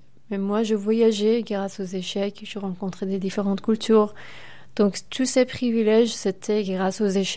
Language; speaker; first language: French; non-native, fluent; Persian